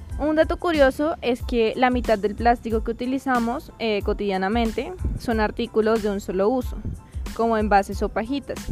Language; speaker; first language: Spanish; native; Spanish